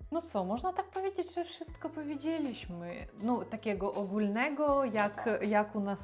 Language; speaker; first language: Polish; non-native, learner; Russian